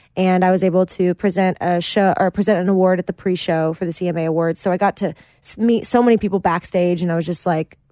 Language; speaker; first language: English; native; English